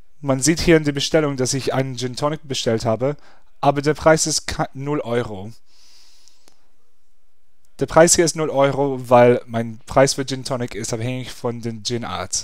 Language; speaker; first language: German; non-native, fluent; English